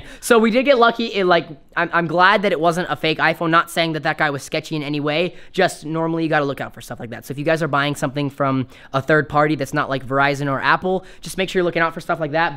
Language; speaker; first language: English; native; English